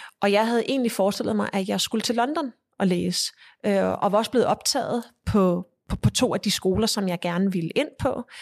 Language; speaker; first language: Danish; early bilingual, heritage; Danish